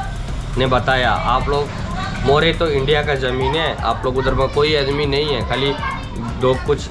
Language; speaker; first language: Hindi; non-native, local second language; Tamil